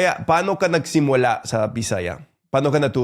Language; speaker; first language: Filipino; non-native, fluent; English